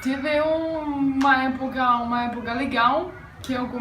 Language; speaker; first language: Portuguese; non-native, fluent; Italian